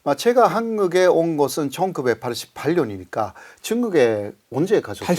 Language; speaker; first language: Korean; non-native, fluent; Japanese